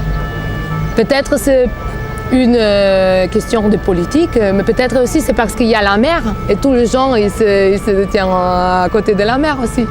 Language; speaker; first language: French; non-native, fluent; Bulgarian